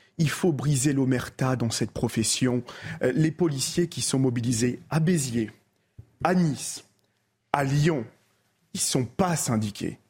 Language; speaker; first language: French; native; French